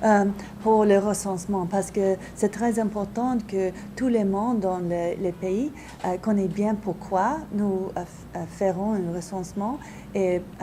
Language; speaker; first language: French; non-native, learner; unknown